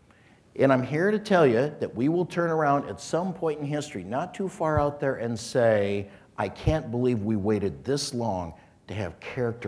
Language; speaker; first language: English; native; English